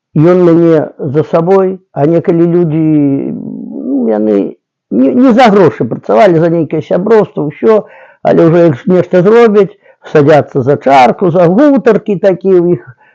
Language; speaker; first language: Belarusian; native; Belarusian